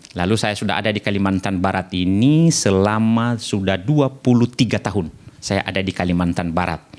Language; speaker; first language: Indonesian; non-native, local second language; Nias